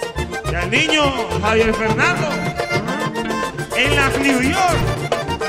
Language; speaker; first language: Spanish; native; Spanish